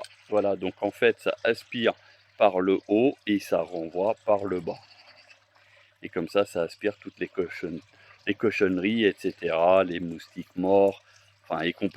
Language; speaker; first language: French; native; French